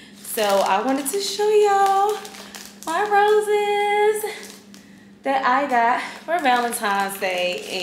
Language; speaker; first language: English; native; English